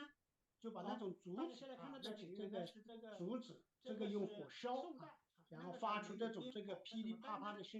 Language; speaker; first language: Chinese; native; Chinese